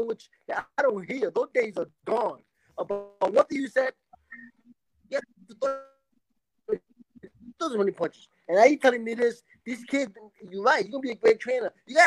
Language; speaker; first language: English; native; English